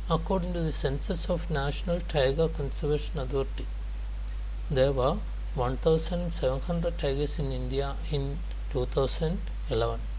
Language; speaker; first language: English; non-native, local second language; Malayalam